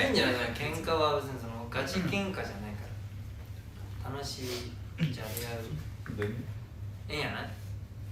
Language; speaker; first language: Japanese; native; Japanese